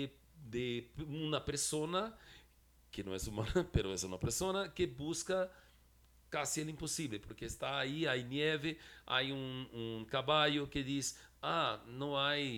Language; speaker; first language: Spanish; non-native, fluent; Portuguese